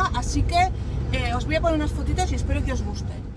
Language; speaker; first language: Spanish; native; Spanish